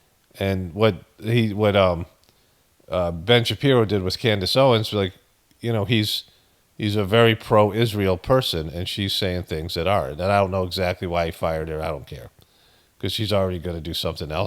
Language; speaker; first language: English; native; English